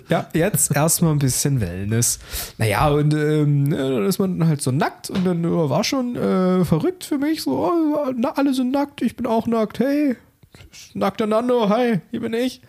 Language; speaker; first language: German; native; German